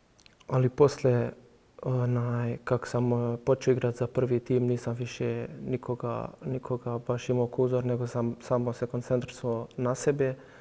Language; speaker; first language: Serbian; early bilingual, heritage; Bosnian